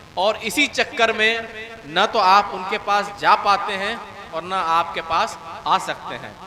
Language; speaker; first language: Hindi; native; Hindi